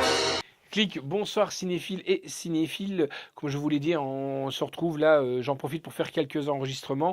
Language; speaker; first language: French; native; French